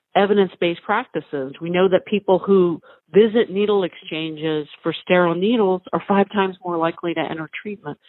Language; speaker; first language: English; native; English